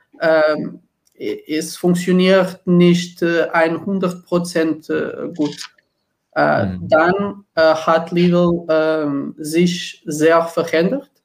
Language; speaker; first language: German; non-native, learner; Portuguese